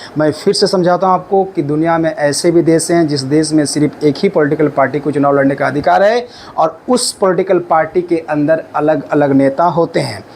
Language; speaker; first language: Hindi; native; Hindi